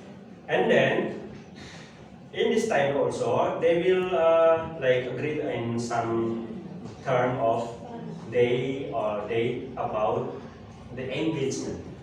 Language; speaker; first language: English; non-native, learner; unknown